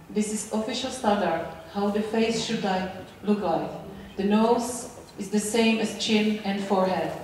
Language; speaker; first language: English; non-native, fluent; Czech